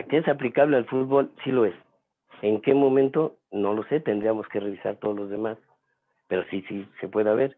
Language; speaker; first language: Spanish; native; Spanish